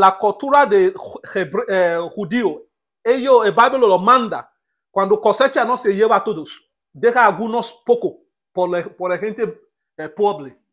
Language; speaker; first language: Spanish; non-native, learner; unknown